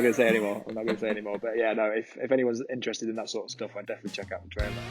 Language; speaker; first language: English; native; English